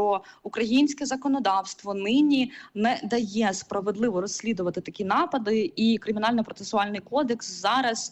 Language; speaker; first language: Ukrainian; native; Ukrainian